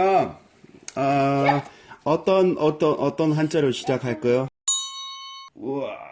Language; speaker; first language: Korean; non-native, fluent; English